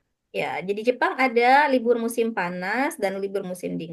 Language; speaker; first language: Indonesian; non-native, fluent; Japanese